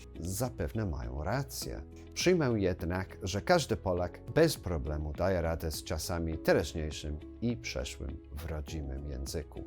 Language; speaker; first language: Polish; non-native, fluent; English